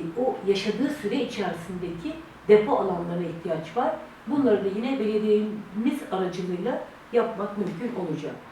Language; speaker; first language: Turkish; native; Turkish